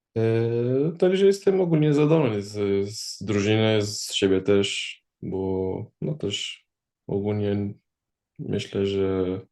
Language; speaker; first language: Polish; early bilingual, heritage; Polish